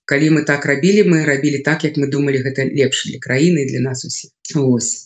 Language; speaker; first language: Belarusian; non-native, local second language; Russian